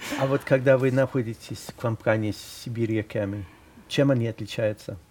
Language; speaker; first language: Russian; non-native, fluent; English